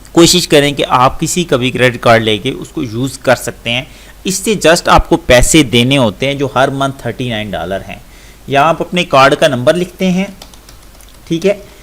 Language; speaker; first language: Urdu; non-native, local second language; Punjabi